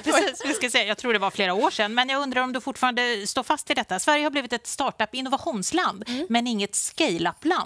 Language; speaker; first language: Swedish; native; Swedish